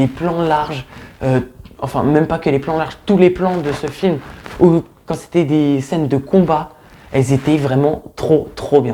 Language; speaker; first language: French; native; French